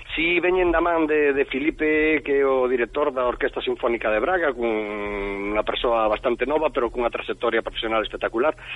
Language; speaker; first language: Galician; native; Galician